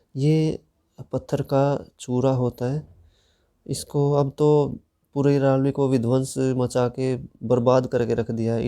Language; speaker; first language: Hindi; native; Hindi